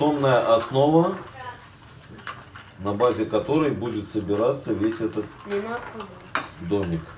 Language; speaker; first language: Russian; native; Russian